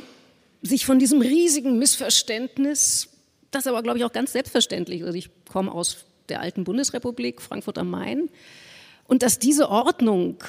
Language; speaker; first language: German; native; German